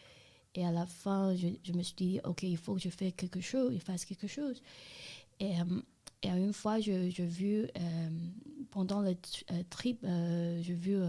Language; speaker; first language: French; non-native, learner; Chinese